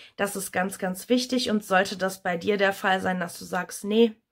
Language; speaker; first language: German; native; German